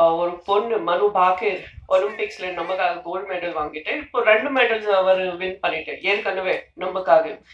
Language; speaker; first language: Tamil; non-native, fluent; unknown